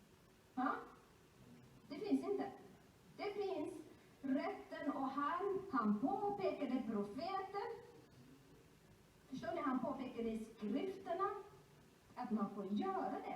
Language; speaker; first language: Swedish; non-native, fluent; Somali